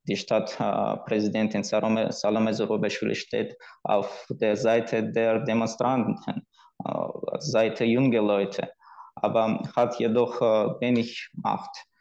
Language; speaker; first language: German; non-native, fluent; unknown